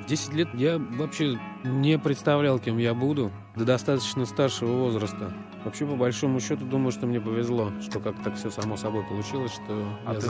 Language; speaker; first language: Russian; native; Russian